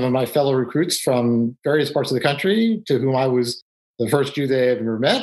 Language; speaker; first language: English; native; English